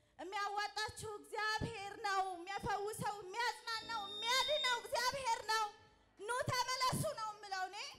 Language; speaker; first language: Amharic; native; Amharic